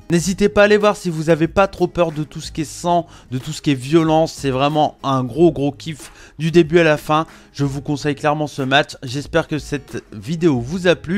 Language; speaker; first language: French; native; French